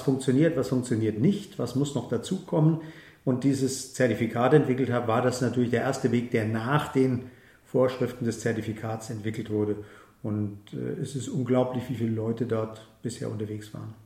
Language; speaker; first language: German; native; German